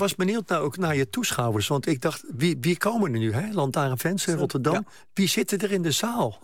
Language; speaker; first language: Dutch; native; Dutch